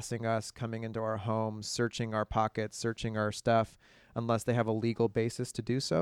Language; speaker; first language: English; native; English